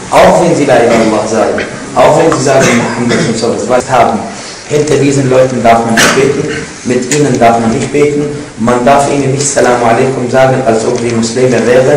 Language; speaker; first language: German; non-native, fluent; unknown